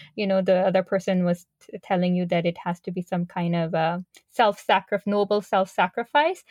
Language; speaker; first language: English; non-native, local second language; Urdu